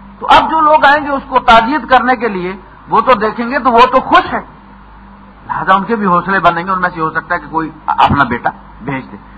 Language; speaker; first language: Urdu; non-native, local second language; Punjabi